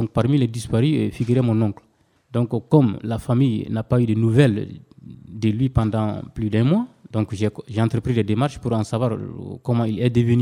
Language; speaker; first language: French; non-native, local second language; Bambara